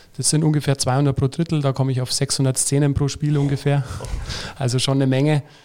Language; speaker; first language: German; native; German